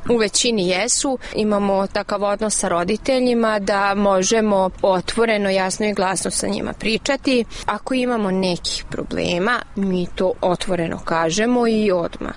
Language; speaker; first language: Serbian; non-native, local second language; Hungarian